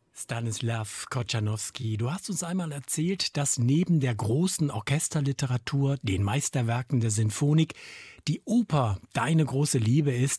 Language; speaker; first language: German; native; German